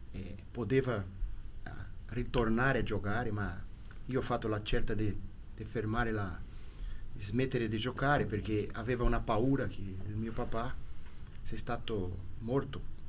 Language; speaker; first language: Italian; non-native, learner; Portuguese